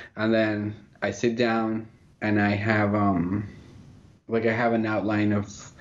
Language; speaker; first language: English; non-native, fluent; Spanish